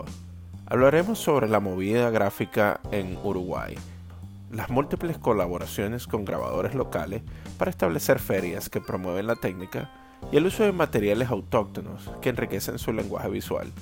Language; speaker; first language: Spanish; native; Spanish